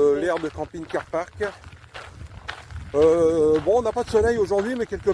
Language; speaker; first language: French; native; French